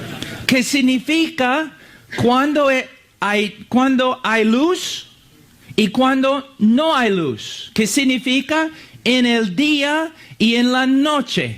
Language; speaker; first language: Spanish; non-native, fluent; English